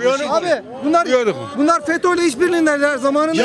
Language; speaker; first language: Turkish; native; Turkish